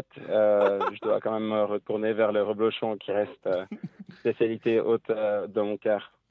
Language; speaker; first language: French; native; French